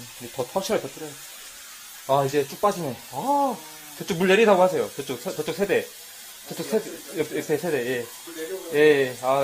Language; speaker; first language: Korean; native; Korean